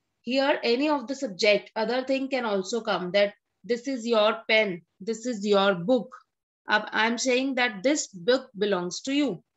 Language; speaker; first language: English; non-native, local second language; Hindi